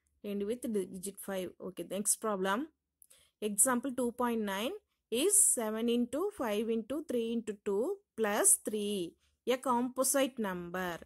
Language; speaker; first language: English; non-native, local second language; Tamil